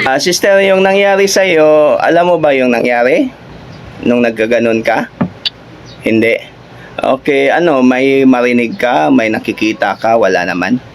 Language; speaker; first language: Filipino; non-native, local second language; Cebuano